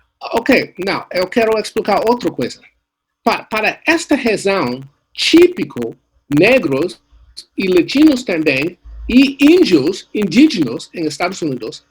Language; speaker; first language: Portuguese; non-native, learner; English